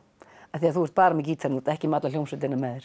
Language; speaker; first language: Icelandic; native; Icelandic